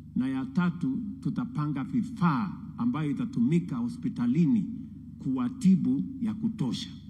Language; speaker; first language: Swahili; non-native, local second language; Kalenjin